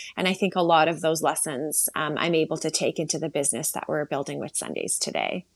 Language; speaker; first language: English; early bilingual, other home language; Slovak